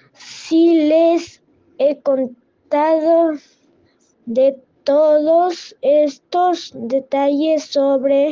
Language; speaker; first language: Spanish; non-native, learner; French